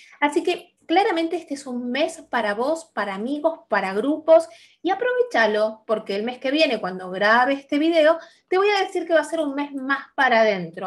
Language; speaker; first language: Spanish; native; Spanish